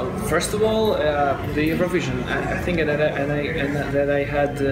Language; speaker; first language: English; non-native, fluent; Russian